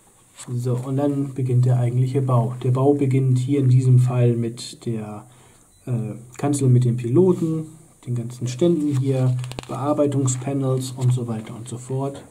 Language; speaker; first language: German; native; German